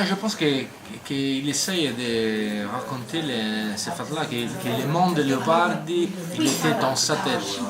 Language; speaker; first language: French; non-native, learner; Italian